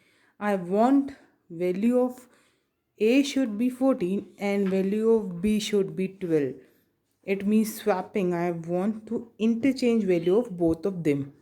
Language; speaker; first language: English; non-native, local second language; Hindi